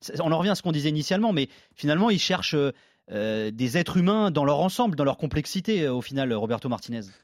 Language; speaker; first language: French; native; French